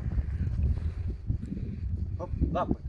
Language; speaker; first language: Russian; non-native, learner; Turkmen